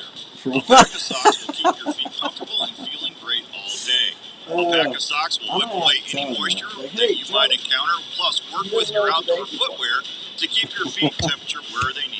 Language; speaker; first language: English; native; English